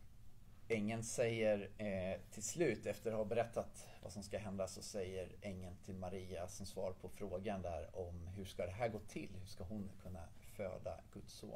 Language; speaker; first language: Swedish; native; Swedish